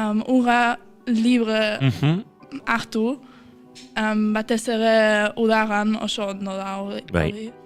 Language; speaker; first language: Basque; non-native, fluent; German